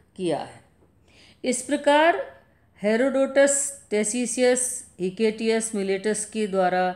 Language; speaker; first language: Hindi; native; Hindi